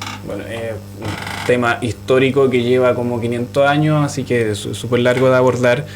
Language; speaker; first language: Spanish; native; Spanish